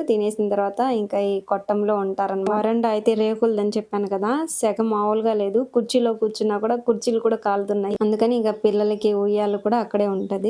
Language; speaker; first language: Telugu; non-native, local second language; Lambadi